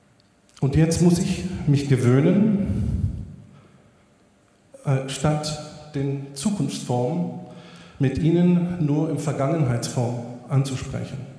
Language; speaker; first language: German; non-native, fluent; Hebrew